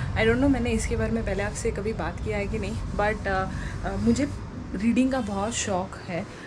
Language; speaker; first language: Hindi; non-native, local second language; Tulu